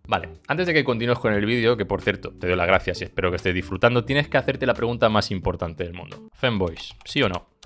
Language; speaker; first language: Spanish; early bilingual, other home language; Bulgarian